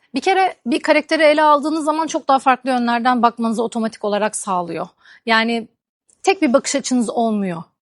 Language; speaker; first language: Turkish; native; Turkish